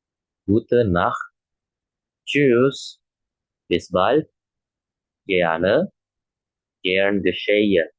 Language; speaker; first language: German; non-native, fluent; Indonesian